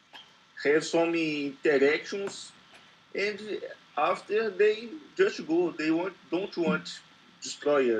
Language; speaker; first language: English; non-native, learner; Portuguese